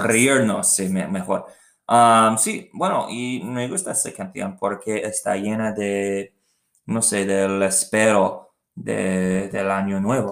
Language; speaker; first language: Spanish; non-native, learner; English